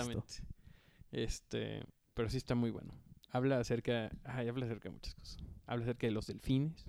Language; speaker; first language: Spanish; native; Spanish